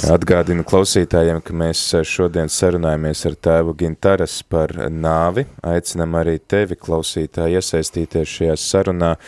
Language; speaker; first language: Latvian; native; Latvian